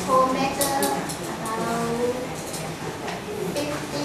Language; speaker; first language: English; non-native, learner; Thai